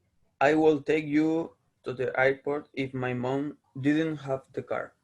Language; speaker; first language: English; non-native, learner; Spanish